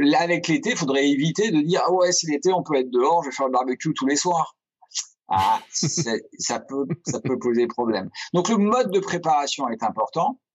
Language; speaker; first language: French; native; French